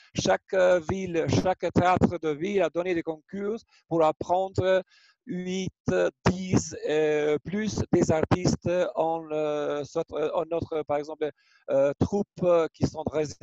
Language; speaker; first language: French; non-native, learner; Albanian